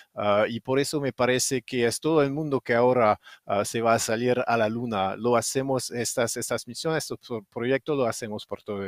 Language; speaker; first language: Spanish; non-native, fluent; French